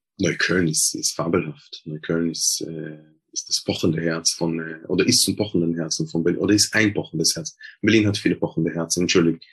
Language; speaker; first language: German; non-native, fluent; Hebrew